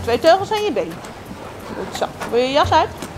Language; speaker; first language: Dutch; native; Dutch